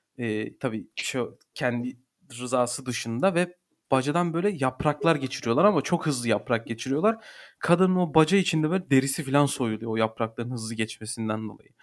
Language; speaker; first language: Turkish; native; Turkish